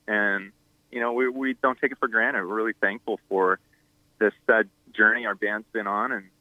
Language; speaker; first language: English; native; English